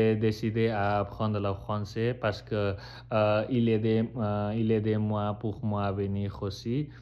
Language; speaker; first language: French; non-native, learner; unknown